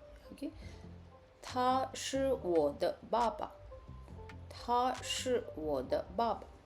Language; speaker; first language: Chinese; non-native, fluent; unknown